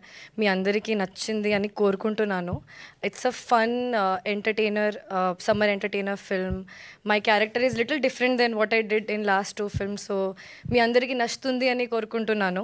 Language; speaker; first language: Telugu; non-native, learner; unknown